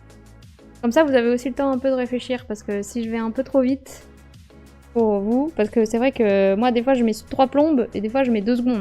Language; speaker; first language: French; native; French